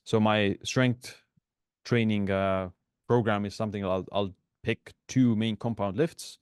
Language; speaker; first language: English; non-native, fluent; Estonian